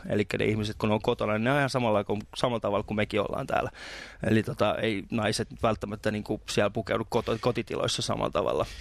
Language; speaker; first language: Finnish; early bilingual, other home language; Persian